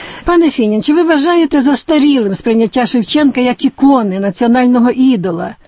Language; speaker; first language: Ukrainian; native; Ukrainian